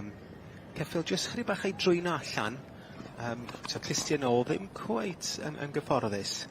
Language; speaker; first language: Welsh; native; Welsh